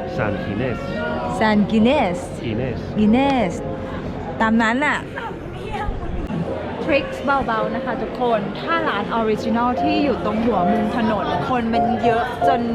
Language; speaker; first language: Thai; native; Thai